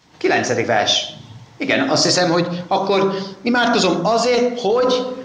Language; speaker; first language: Hungarian; non-native, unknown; English